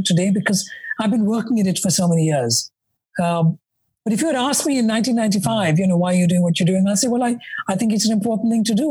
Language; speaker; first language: English; non-native, local second language; Malayalam